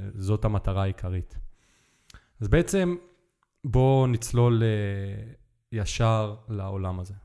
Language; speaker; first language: Hebrew; native; Hebrew